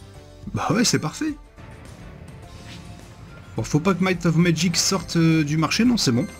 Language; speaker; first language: French; native; French